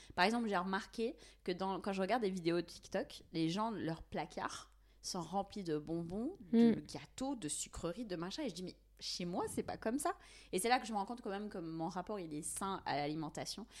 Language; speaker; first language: French; non-native, local second language; Kabyle